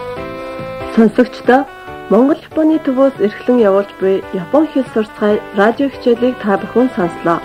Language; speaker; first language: Mongolian; native; Mongolian